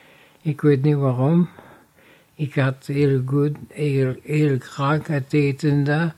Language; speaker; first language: Dutch; non-native, fluent; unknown